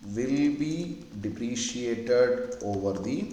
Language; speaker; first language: English; non-native, local second language; Malayalam